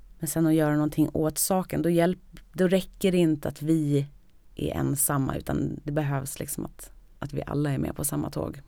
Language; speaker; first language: Swedish; native; Swedish